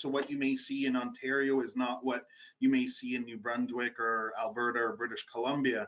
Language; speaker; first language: English; native; English